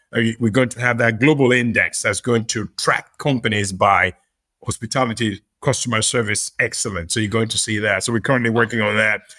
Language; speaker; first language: English; non-native, local second language; Yoruba